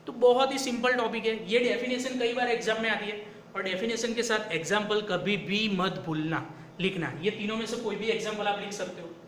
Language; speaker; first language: Hindi; non-native, local second language; Gujarati